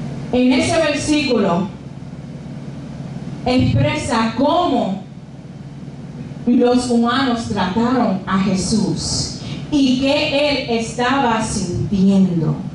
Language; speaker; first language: Spanish; early bilingual, other home language; English